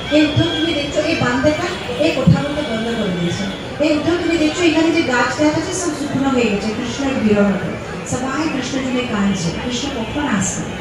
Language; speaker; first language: Bangla; non-native, fluent; Hindi